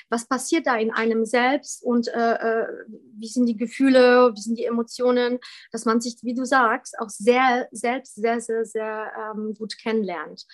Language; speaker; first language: German; early bilingual, other home language; Polish